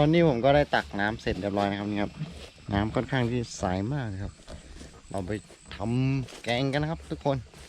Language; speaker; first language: Thai; non-native, local second language; Karen languages